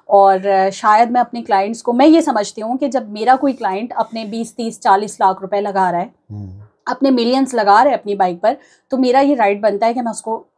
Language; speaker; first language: Urdu; native; Urdu